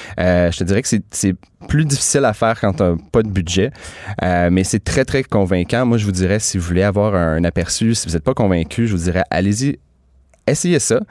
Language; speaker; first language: French; native; French